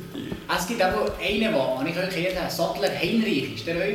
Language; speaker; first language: German; native; German